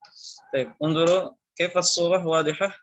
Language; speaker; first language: Arabic; non-native, fluent; Indonesian